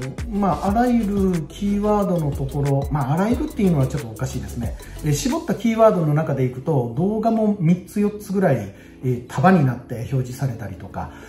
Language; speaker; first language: Japanese; native; Japanese